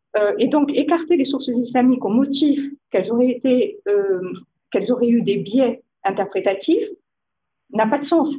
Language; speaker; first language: French; native; French